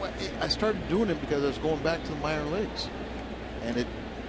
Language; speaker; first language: English; native; English